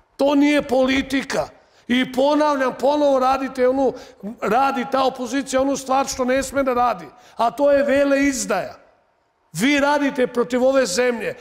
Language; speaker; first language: Serbian; native; Serbian